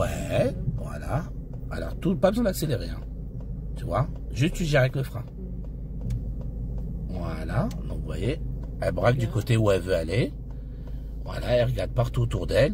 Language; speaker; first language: French; native; French